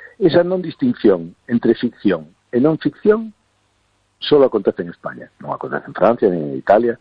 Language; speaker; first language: Galician; non-native, local second language; Spanish